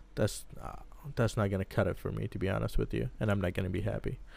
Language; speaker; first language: English; early bilingual, other home language; Arabic